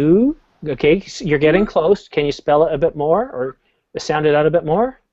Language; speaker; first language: English; native; English